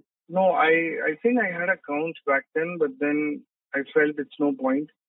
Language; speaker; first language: English; non-native, local second language; Tamil